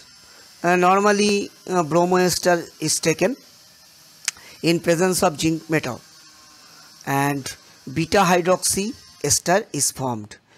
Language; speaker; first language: English; non-native, local second language; Bangla